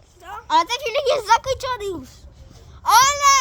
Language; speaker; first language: Polish; native; Polish